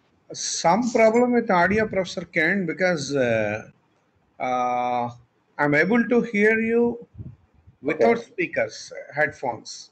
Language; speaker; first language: English; non-native, local second language; Telugu